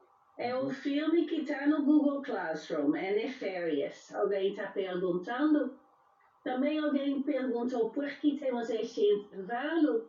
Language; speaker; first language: Portuguese; non-native, fluent; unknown